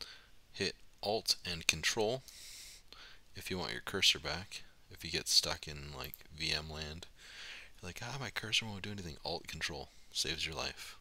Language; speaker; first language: English; native; English